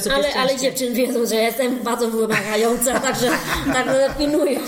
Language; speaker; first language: Polish; non-native, fluent; Vietnamese